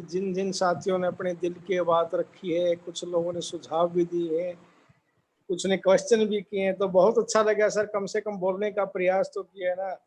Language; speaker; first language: Hindi; native; Hindi